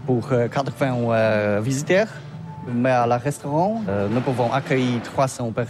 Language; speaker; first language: French; non-native, learner; Polish